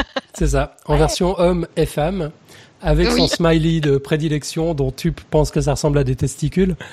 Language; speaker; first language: French; native; French